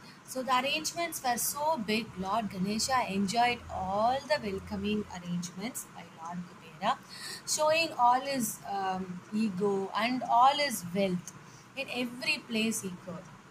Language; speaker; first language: English; non-native, local second language; Tamil